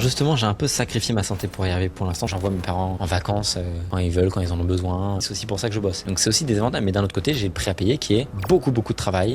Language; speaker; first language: French; native; French